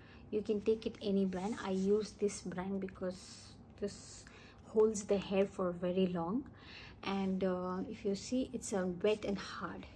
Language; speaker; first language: English; non-native, local second language; Hindi